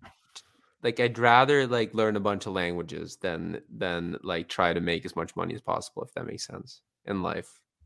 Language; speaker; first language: English; native; English